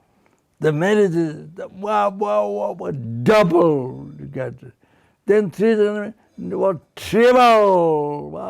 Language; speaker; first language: English; non-native, fluent; Sherpa